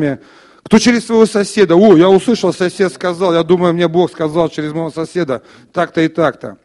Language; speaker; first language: Russian; native; Russian